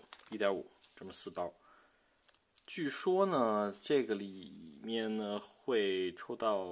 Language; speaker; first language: Chinese; native; Chinese